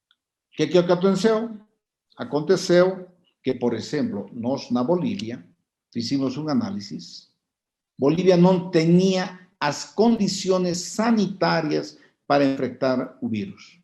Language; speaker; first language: Portuguese; non-native, fluent; Spanish